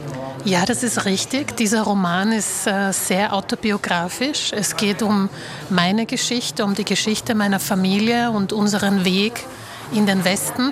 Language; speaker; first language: German; early bilingual, other home language; Slovak